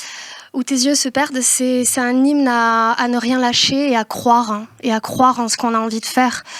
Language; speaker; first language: French; native; French